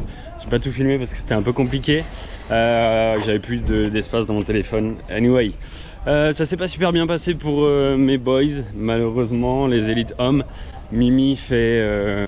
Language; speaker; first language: French; native; French